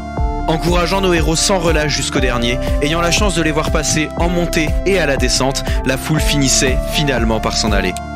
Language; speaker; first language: French; native; French